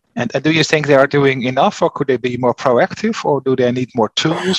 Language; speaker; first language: English; non-native, fluent; Dutch